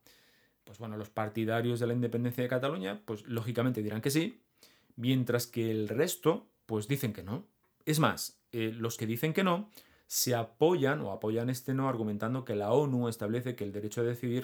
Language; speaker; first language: Spanish; native; Spanish